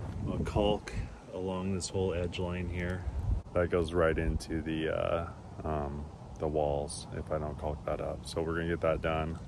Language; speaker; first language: English; native; English